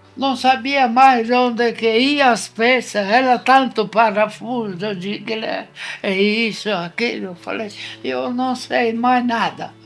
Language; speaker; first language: Portuguese; non-native, fluent; Italian